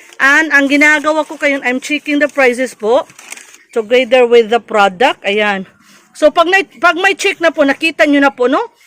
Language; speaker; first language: Filipino; non-native, local second language; Cebuano